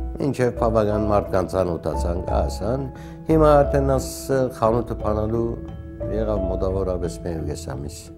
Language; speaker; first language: Armenian; early bilingual, heritage; Armenian